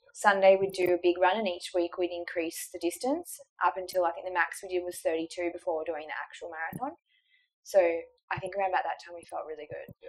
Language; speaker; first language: English; native; English